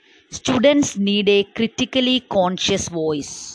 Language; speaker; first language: English; non-native, local second language; Malayalam